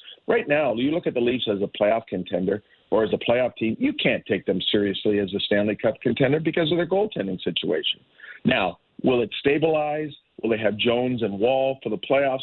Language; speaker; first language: English; native; English